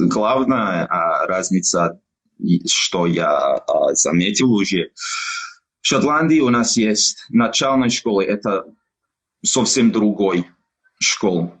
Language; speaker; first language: Russian; non-native, learner; English